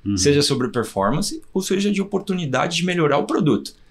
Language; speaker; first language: Portuguese; native; Portuguese